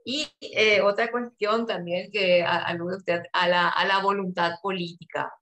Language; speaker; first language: Spanish; native; Spanish